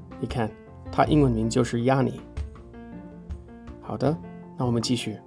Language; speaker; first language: Chinese; non-native, fluent; English